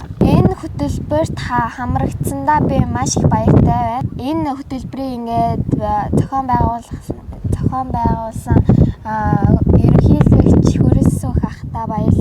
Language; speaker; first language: Mongolian; early bilingual, heritage; Mongolian